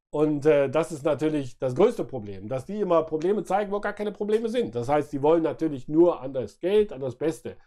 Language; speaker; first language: German; native; German